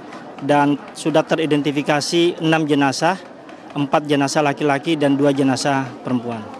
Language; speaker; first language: Indonesian; native; Indonesian